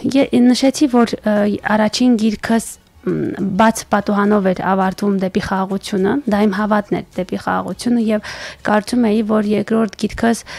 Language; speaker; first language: Armenian; native; Armenian